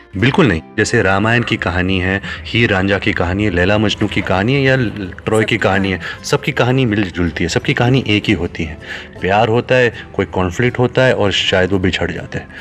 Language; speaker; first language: Hindi; native; Hindi